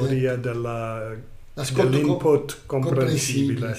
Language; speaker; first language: Italian; non-native, learner; English